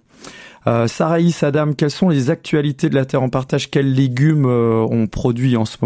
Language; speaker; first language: French; native; French